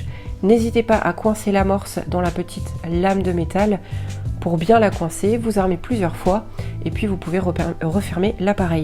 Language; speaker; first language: French; native; French